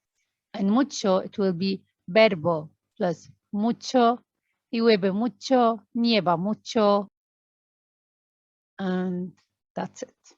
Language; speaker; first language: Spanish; non-native, learner; Arabic